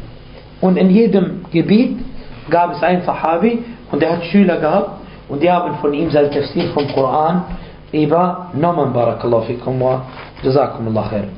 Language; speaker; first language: German; non-native, fluent; Arabic